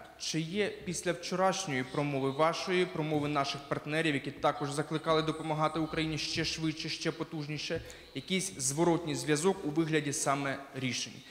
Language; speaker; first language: Ukrainian; native; Ukrainian